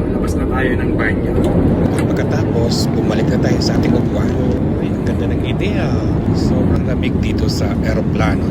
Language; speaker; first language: Filipino; native; Filipino